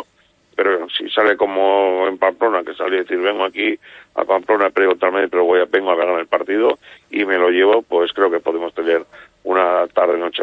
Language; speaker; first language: Spanish; native; Spanish